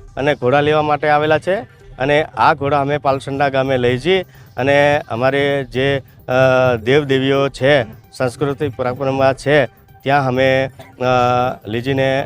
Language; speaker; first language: Gujarati; non-native, local second language; Rathawi